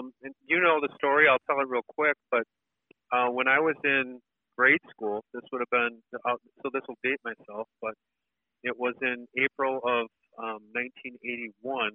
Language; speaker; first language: English; native; English